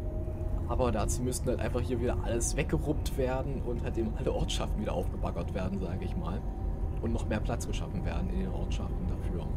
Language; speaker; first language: German; native; German